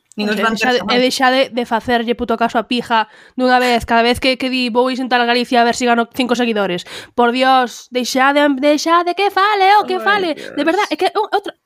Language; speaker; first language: Galician; non-native, local second language; Spanish